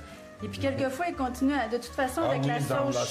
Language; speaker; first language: French; native; French